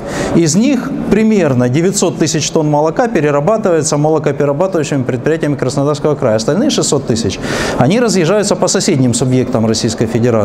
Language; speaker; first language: Russian; native; Russian